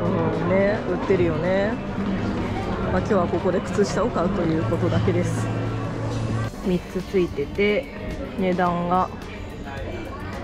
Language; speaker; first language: Japanese; native; Japanese